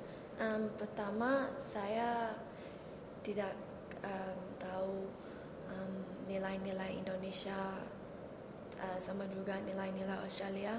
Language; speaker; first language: Indonesian; early bilingual, heritage; Indonesian